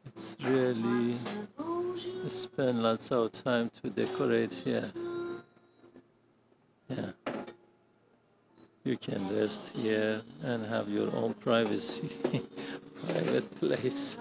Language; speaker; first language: English; non-native, learner; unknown